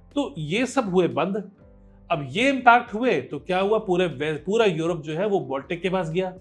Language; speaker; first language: Hindi; native; Hindi